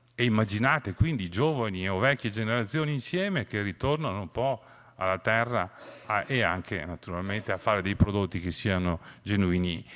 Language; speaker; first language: Italian; native; Italian